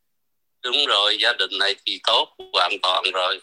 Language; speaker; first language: Vietnamese; native; Vietnamese